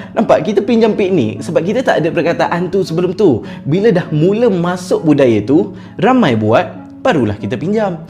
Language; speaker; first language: Malay; native; Malay